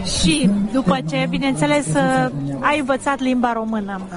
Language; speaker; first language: Romanian; native; Romanian